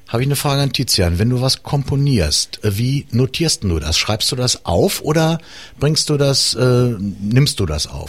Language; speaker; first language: German; native; German